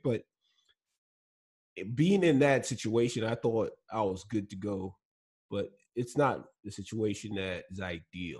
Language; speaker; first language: English; non-native, local second language; Igbo